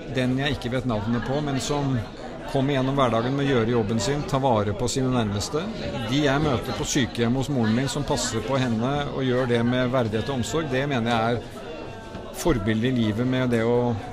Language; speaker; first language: Norwegian; native; Norwegian